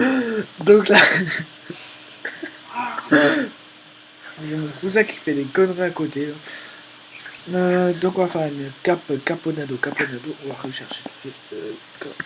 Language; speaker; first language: French; native; French